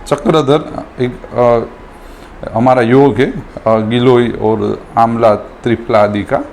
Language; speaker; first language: Hindi; non-native, local second language; Gujarati